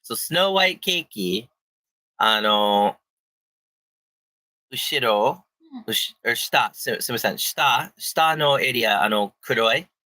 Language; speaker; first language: Japanese; non-native, learner; English